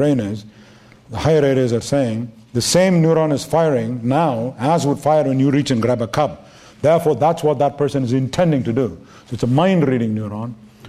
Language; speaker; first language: English; non-native, local second language; Tamil